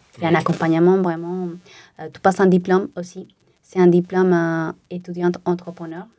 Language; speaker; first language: French; non-native, fluent; Spanish